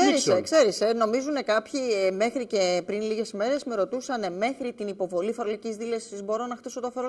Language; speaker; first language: Greek; native; Greek